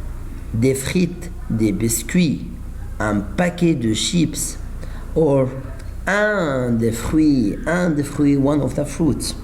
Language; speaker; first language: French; non-native, fluent; Arabic